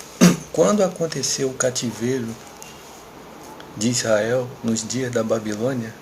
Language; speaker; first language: Portuguese; native; Portuguese